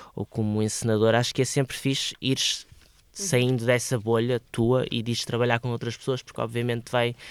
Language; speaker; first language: Portuguese; native; Portuguese